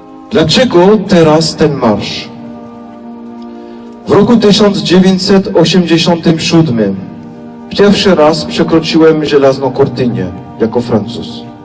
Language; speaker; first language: Polish; non-native, fluent; French